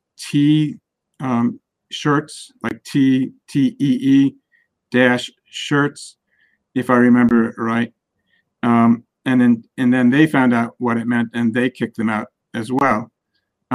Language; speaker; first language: English; native; English